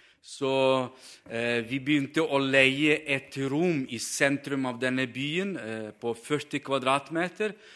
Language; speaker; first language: Norwegian; non-native, fluent; Ukrainian